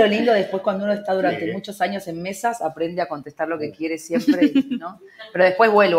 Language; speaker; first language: Spanish; native; Spanish